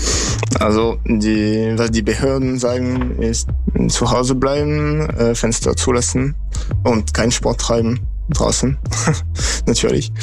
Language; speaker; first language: German; non-native, fluent; French